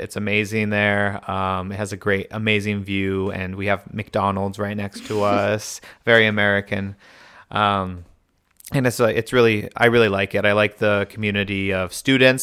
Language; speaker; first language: English; native; English